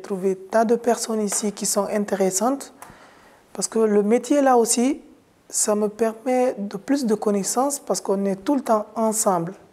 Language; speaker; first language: French; non-native, local second language; Fula